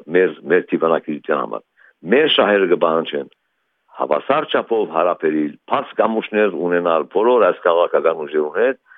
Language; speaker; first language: Armenian; early bilingual, heritage; Armenian